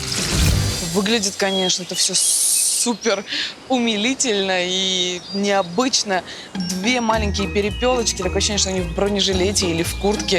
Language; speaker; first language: Russian; native; Russian